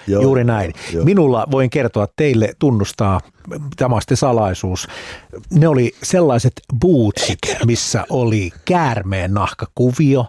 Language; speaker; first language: Finnish; native; Finnish